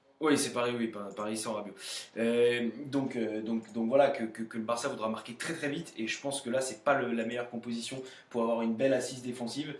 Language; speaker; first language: French; native; French